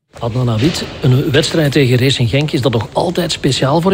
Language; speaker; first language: Dutch; native; Dutch